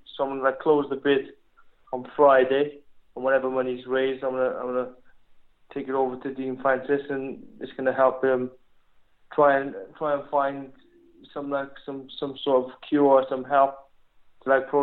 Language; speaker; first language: English; native; English